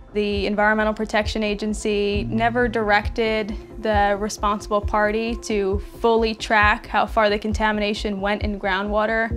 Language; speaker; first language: English; native; English